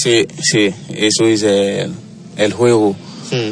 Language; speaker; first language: Spanish; non-native, learner; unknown